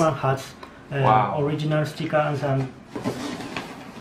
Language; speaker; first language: English; non-native, learner; Japanese